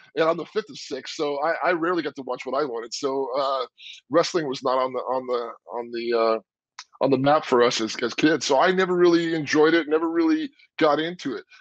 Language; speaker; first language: English; native; English